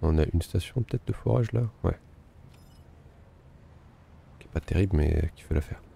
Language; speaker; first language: French; native; French